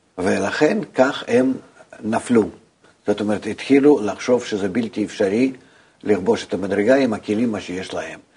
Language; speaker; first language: Hebrew; non-native, fluent; Russian